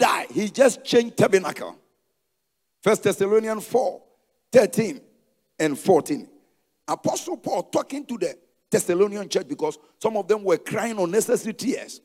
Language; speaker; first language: English; non-native, local second language; Akan